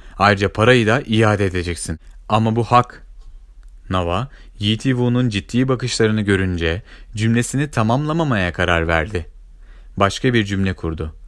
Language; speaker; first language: Turkish; native; Turkish